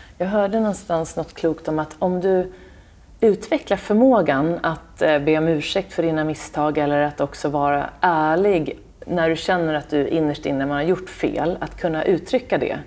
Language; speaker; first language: Swedish; native; Swedish